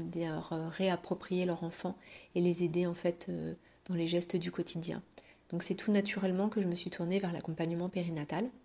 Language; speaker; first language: French; native; French